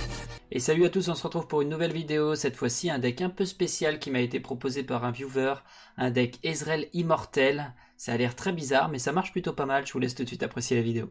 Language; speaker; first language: French; native; French